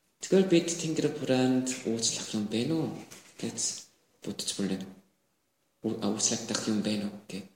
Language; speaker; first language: Mongolian; non-native, learner; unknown